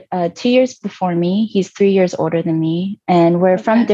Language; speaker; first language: English; native; English